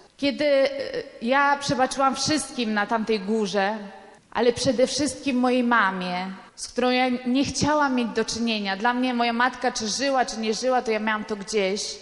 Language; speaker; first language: Polish; non-native, fluent; Italian